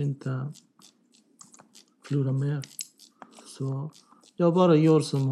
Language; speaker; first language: Swedish; non-native, learner; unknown